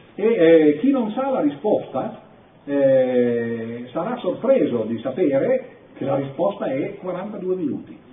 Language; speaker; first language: Italian; native; Italian